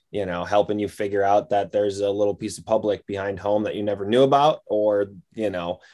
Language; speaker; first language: English; native; English